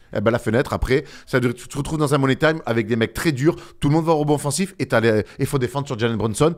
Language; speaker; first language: French; native; French